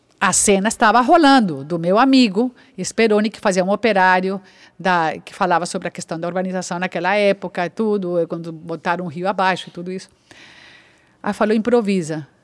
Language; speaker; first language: Portuguese; non-native, fluent; Spanish